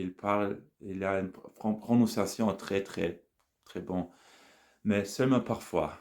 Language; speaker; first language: French; non-native, learner; German